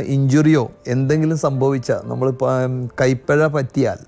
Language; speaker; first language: Malayalam; native; Malayalam